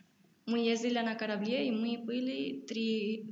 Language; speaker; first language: Russian; non-native, learner; Spanish